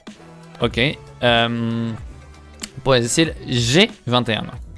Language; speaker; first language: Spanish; non-native, fluent; French